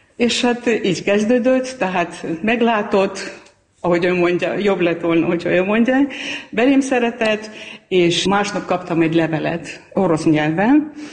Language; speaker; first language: Hungarian; non-native, fluent; Armenian